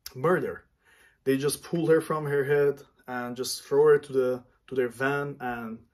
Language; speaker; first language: English; non-native, fluent; Armenian